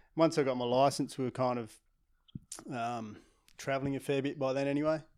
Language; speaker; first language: English; native; English